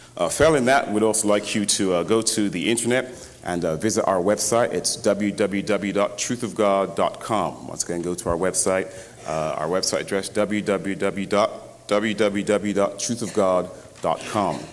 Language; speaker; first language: English; native; English